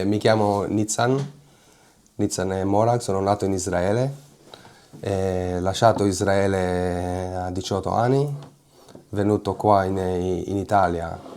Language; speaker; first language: Italian; non-native, fluent; Hebrew